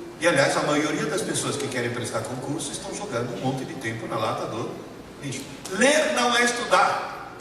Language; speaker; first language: Portuguese; early bilingual, other home language; Italian